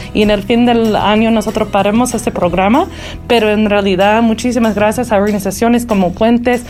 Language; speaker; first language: Spanish; early bilingual, heritage; Spanish